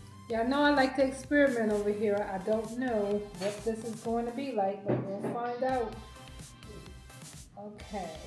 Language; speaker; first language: English; native; English